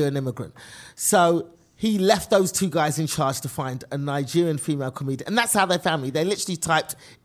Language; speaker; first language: English; native; English